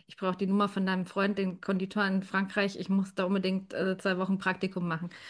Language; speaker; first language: German; native; German